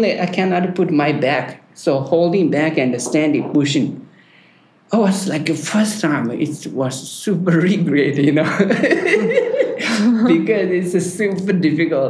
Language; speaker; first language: English; non-native, learner; Tibetan